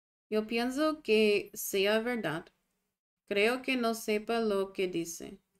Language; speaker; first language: Spanish; non-native, learner; English